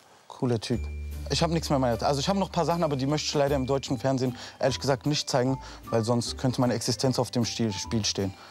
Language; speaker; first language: German; native; German